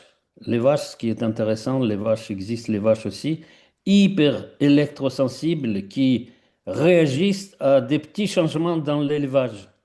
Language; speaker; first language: French; non-native, fluent; Russian